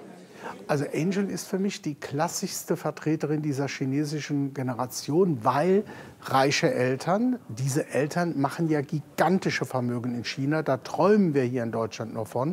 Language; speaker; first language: German; native; German